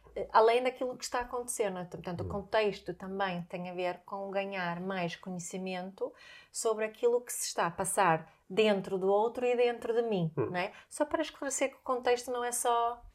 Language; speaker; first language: Portuguese; non-native, fluent; Swedish